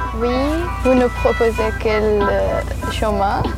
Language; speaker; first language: French; non-native, learner; Persian